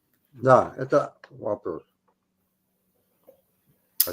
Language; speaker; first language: Russian; non-native, local second language; Tajik